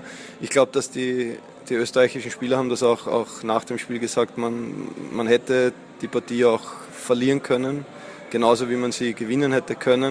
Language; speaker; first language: German; native; German